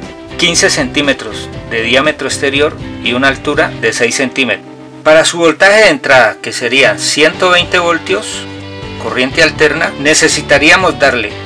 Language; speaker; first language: Spanish; native; Spanish